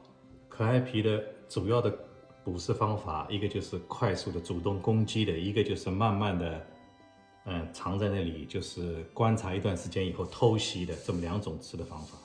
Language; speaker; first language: Chinese; native; Chinese